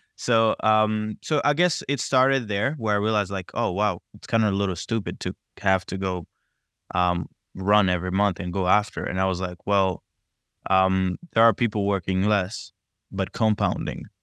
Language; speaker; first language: English; non-native, local second language; Kinyarwanda